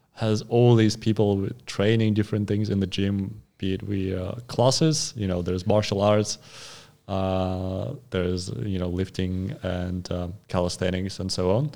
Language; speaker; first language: English; non-native, fluent; Russian